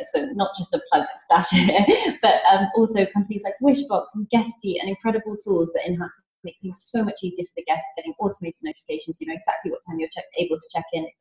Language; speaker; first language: English; native; English